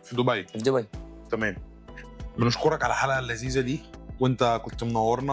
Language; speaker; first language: Arabic; native; Arabic